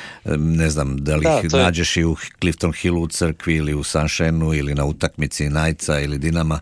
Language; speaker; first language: Croatian; native; Croatian